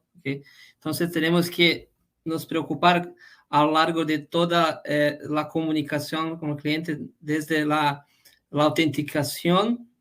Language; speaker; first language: Spanish; non-native, fluent; Portuguese